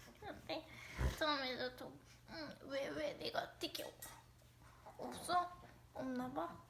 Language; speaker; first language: Korean; non-native, learner; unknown